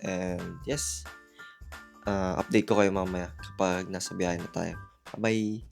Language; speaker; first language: Filipino; native; Filipino